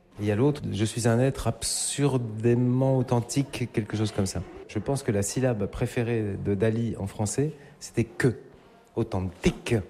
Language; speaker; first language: French; native; French